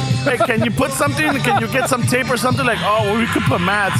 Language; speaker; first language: English; early bilingual, other home language; Spanish